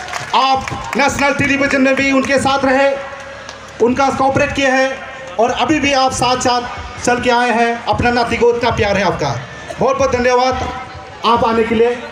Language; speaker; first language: Hindi; non-native, local second language; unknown